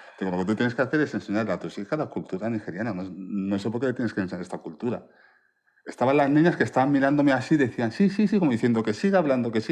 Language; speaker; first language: Spanish; early bilingual, other home language; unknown